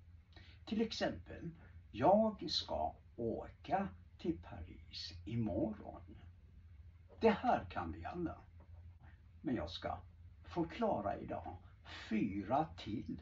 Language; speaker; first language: Swedish; non-native, fluent; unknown